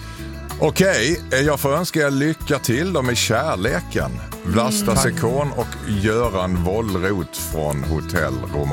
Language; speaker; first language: Swedish; native; Swedish